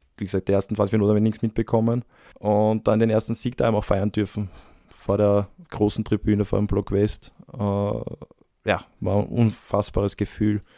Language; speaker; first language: German; native; German